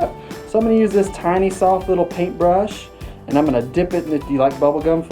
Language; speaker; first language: English; native; English